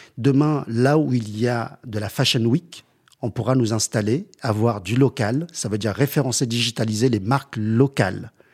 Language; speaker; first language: French; early bilingual, other home language; Chinese